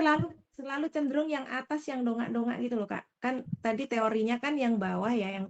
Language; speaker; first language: Indonesian; native; Indonesian